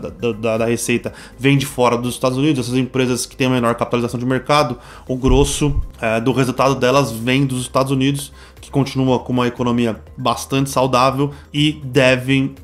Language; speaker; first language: Portuguese; native; Portuguese